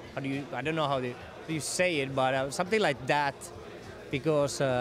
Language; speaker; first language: English; non-native, fluent; Finnish